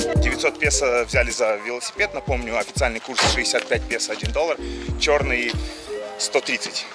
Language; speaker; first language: Russian; native; Russian